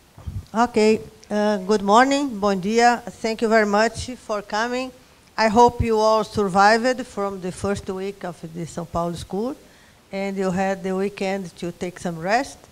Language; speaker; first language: English; non-native, fluent; Portuguese